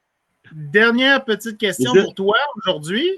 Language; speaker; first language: French; native; French